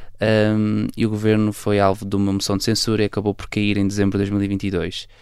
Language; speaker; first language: Portuguese; native; Portuguese